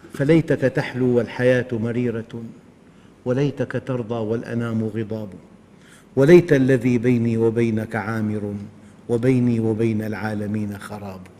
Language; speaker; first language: Arabic; native; Arabic